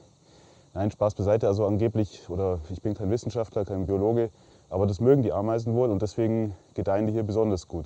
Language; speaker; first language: German; native; German